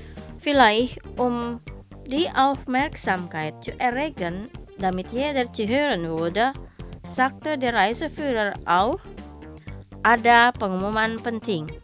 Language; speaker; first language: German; non-native, fluent; Indonesian